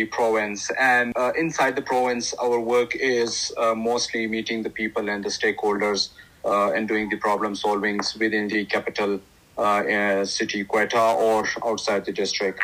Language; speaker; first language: English; non-native, local second language; Pashto